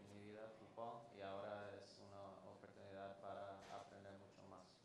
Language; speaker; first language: Spanish; non-native, fluent; English